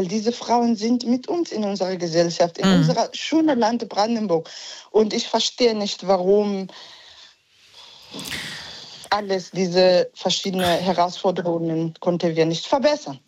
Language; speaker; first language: German; non-native, learner; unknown